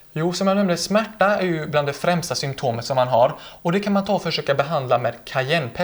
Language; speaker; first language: Swedish; native; Swedish